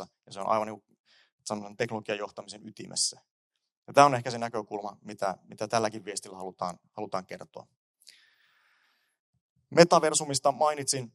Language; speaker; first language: Finnish; native; Finnish